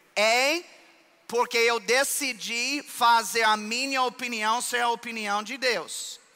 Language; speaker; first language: Portuguese; non-native, fluent; English